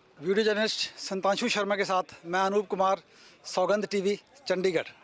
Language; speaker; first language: Hindi; native; Hindi